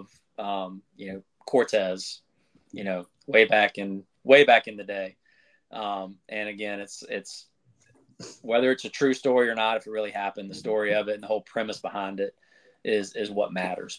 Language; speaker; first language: English; native; English